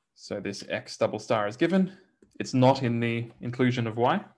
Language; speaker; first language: English; native; English